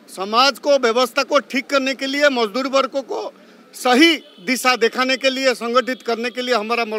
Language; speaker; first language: Hindi; non-native, local second language; Odia